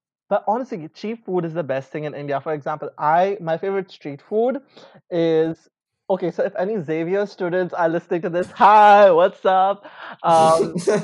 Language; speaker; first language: English; non-native, local second language; Hindi